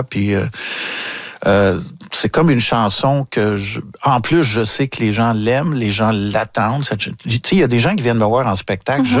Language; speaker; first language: French; native; French